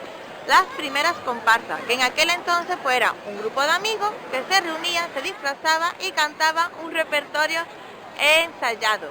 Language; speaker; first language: Spanish; native; Spanish